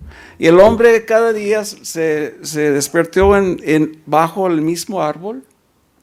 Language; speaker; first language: Spanish; early bilingual, heritage; Spanish